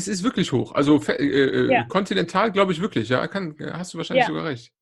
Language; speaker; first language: German; native; German